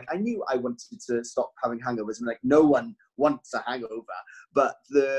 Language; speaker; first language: English; native; English